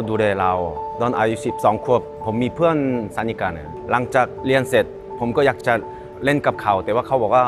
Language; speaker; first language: Thai; non-native, fluent; Korean